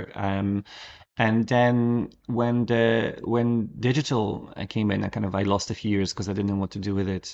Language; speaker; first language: English; non-native, fluent; Polish